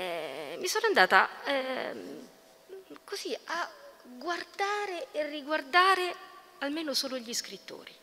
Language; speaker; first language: Italian; native; Italian